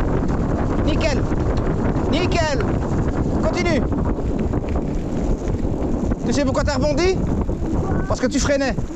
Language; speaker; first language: French; native; French